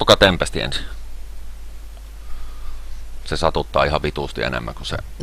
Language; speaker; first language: Finnish; native; Finnish